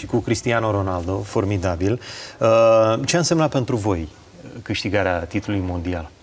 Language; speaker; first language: Romanian; native; Romanian